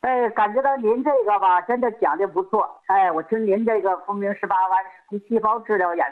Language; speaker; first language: Chinese; native; Chinese